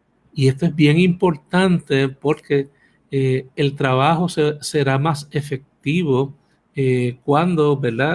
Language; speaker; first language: Spanish; native; Spanish